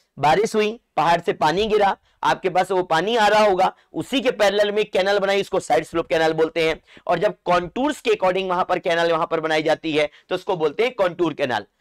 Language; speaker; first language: Hindi; non-native, local second language; Marathi